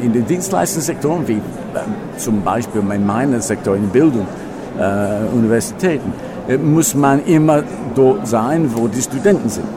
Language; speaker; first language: German; non-native, fluent; English